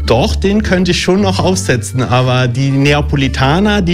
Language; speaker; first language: German; early bilingual, other home language; Italian